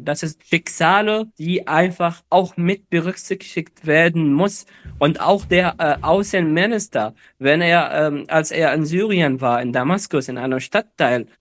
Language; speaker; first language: German; non-native, fluent; Arabic